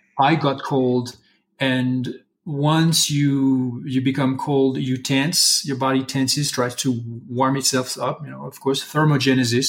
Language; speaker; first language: English; non-native, fluent; French